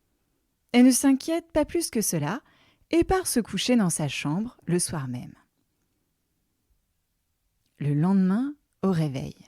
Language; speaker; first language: French; native; French